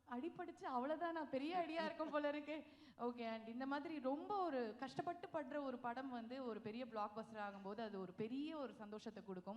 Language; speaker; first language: Tamil; native; Tamil